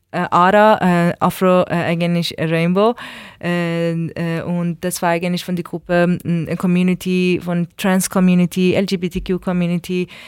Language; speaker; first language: German; non-native, learner; Persian